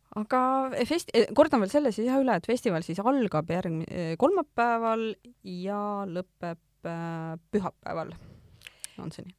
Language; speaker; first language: Estonian; native; Estonian